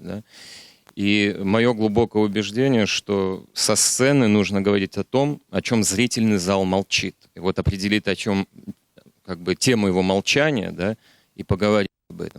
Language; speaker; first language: Russian; native; Russian